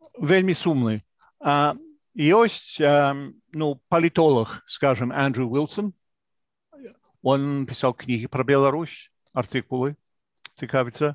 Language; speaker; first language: Belarusian; non-native, fluent; English